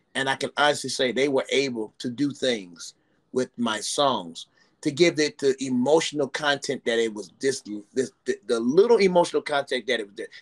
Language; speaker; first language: English; native; English